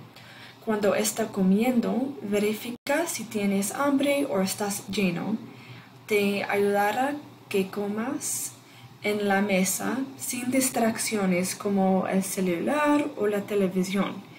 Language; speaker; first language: Spanish; non-native, learner; English